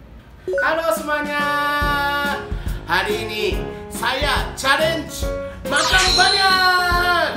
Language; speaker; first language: Indonesian; non-native, learner; Japanese